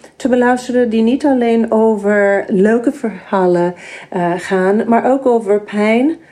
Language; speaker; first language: Dutch; non-native, fluent; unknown